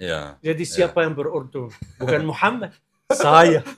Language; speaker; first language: Indonesian; non-native, learner; Arabic